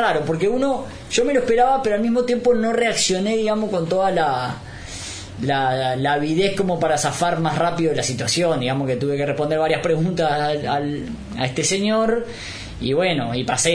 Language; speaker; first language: Spanish; native; Spanish